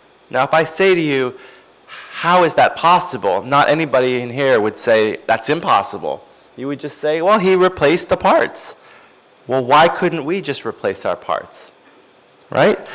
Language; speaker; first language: English; native; English